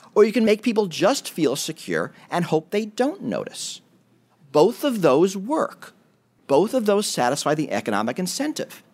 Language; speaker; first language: English; native; English